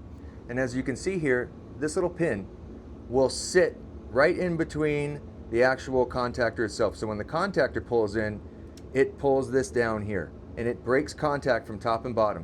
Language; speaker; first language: English; native; English